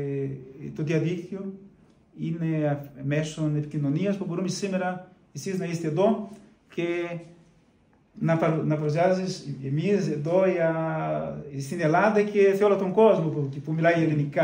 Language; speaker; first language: Greek; non-native, fluent; Portuguese